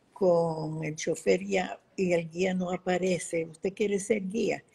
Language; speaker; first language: Spanish; early bilingual, other home language; Yiddish